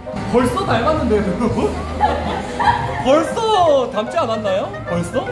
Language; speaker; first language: Korean; native; Korean